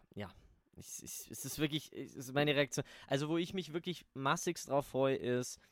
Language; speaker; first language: German; native; German